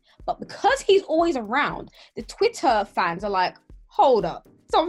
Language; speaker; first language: English; native; English